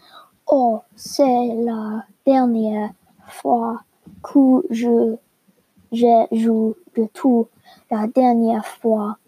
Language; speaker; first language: French; non-native, learner; English